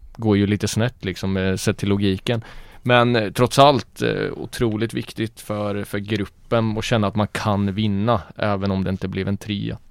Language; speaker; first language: Swedish; native; Swedish